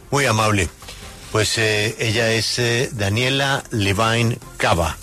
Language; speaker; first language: Spanish; native; Spanish